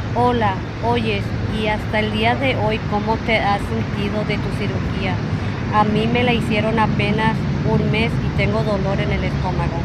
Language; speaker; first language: Spanish; early bilingual, heritage; Spanish